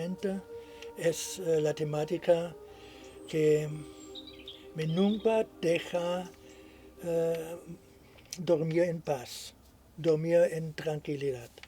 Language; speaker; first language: Spanish; non-native, fluent; German